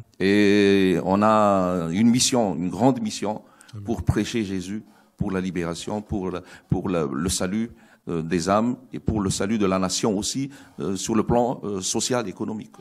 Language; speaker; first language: French; non-native, local second language; Malagasy